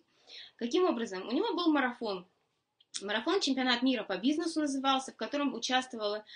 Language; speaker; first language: Russian; native; Russian